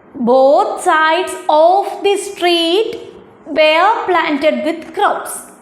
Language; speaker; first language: English; non-native, local second language; Malayalam